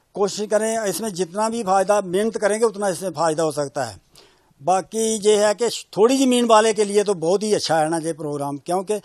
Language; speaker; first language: Hindi; native; Hindi